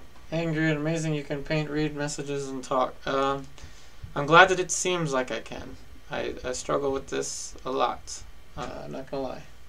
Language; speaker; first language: English; early bilingual, other home language; Spanish